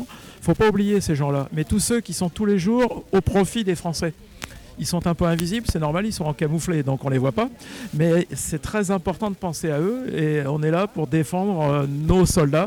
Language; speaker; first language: French; native; French